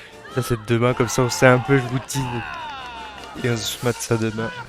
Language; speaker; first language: French; native; French